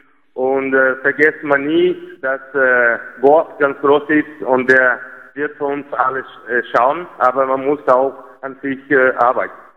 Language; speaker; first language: German; non-native, fluent; Portuguese